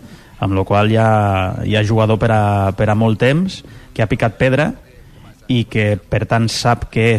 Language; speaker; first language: Catalan; native; Catalan